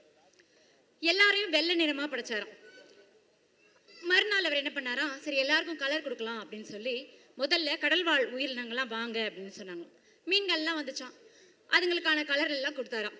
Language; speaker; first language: Tamil; native; Tamil